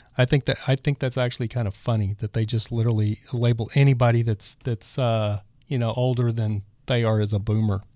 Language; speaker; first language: English; native; English